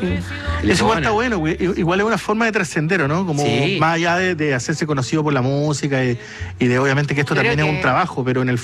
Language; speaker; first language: Spanish; native; Spanish